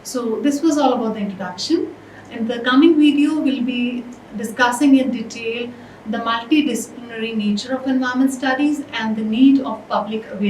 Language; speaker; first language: English; non-native, local second language; Punjabi